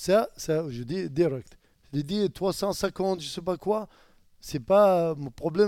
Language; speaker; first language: French; non-native, learner; Arabic